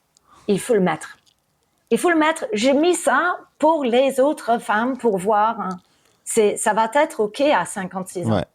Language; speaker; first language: French; early bilingual, heritage; English